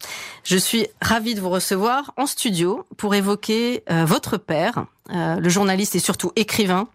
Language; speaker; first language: French; native; French